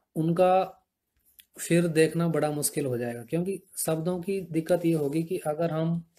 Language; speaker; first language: Hindi; native; Hindi